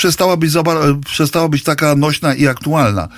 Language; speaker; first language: Polish; native; Polish